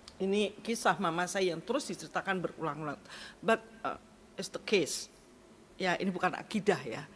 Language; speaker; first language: Indonesian; native; Indonesian